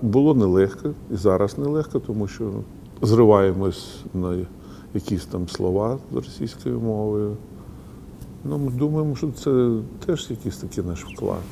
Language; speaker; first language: Ukrainian; non-native, local second language; Russian